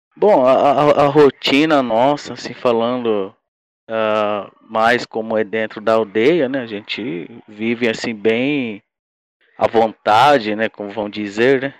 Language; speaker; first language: Portuguese; non-native, local second language; Guarani